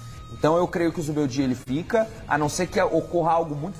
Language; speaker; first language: Portuguese; native; Portuguese